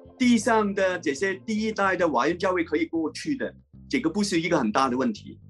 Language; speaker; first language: Chinese; non-native, local second language; Cantonese